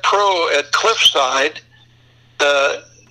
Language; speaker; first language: English; native; English